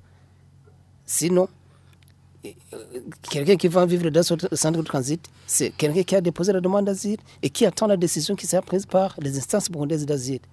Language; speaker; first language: French; non-native, local second language; Rundi